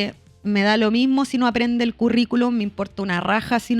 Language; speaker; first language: Spanish; native; Spanish